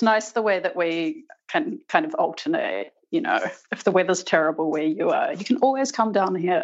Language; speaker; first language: English; native; English